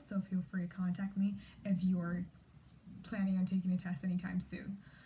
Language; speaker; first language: English; early bilingual, other home language; Chinese